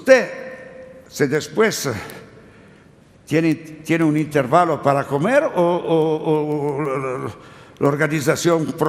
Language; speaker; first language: Spanish; non-native, learner; Italian